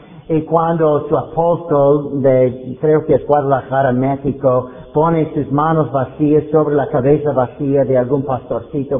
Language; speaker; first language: Spanish; non-native, fluent; English